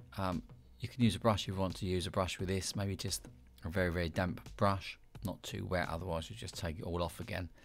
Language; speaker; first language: English; native; English